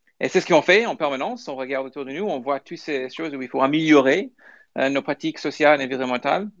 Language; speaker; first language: French; non-native, fluent; English